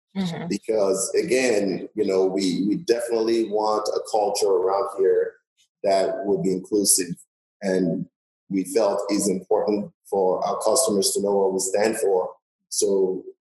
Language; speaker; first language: English; non-native, local second language; Yoruba